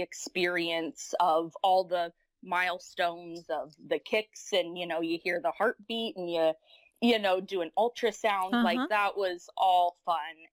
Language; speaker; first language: English; native; English